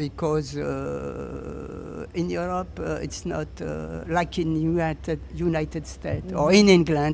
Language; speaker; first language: English; non-native, learner; French